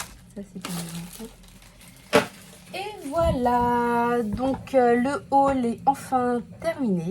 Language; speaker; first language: French; native; French